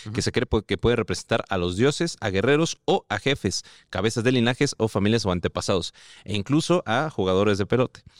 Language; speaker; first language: Spanish; native; Spanish